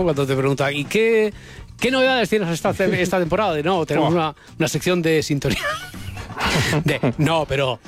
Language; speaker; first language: Spanish; native; Spanish